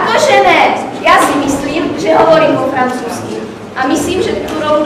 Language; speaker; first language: Slovak; non-native, learner; Czech